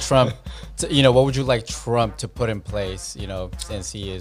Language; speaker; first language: English; non-native, local second language; Filipino